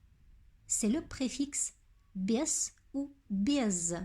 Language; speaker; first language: French; non-native, fluent; Russian